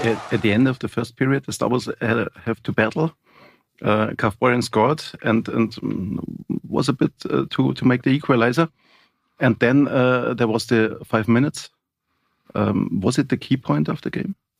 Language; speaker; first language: English; non-native, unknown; German